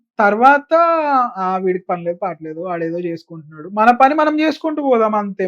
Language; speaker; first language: Telugu; native; Telugu